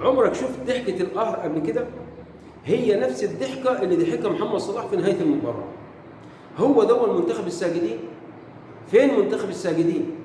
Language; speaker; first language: Arabic; native; Arabic